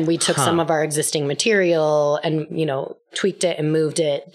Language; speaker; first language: English; native; English